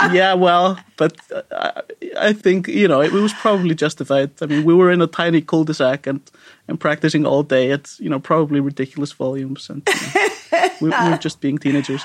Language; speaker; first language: English; non-native, fluent; Icelandic